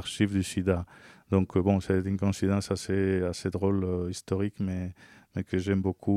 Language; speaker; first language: French; non-native, fluent; Spanish